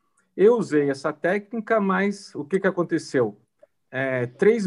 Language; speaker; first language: Portuguese; native; Portuguese